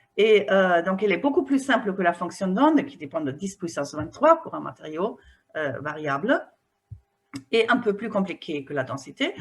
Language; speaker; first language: French; non-native, fluent; German